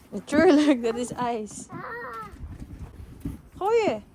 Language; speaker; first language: Dutch; non-native, learner; Filipino